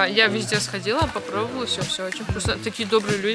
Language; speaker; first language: Russian; native; Russian